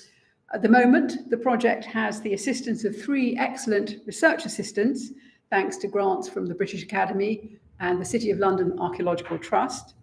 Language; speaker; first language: English; native; English